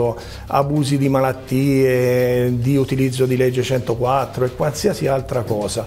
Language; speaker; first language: Italian; native; Italian